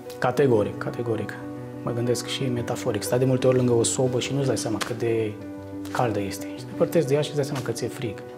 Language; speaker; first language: Romanian; native; Romanian